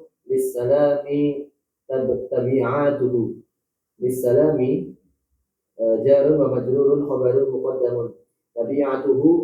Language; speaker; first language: Arabic; non-native, learner; Indonesian